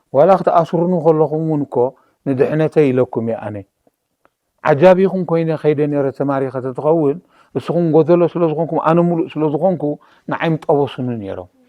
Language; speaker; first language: Tigrinya; native; Tigrinya